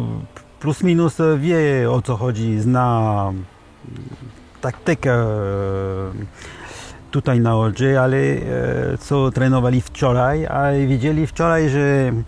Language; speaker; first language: Polish; early bilingual, heritage; French